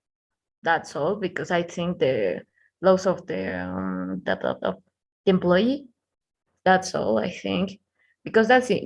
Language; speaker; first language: English; non-native, learner; Spanish